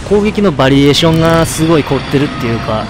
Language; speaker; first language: Japanese; native; Japanese